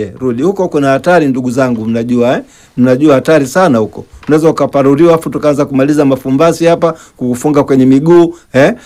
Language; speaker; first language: Swahili; native; Swahili